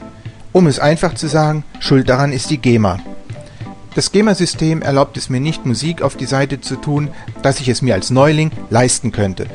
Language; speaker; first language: German; native; German